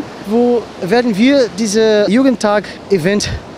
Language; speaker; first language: German; non-native, learner; Portuguese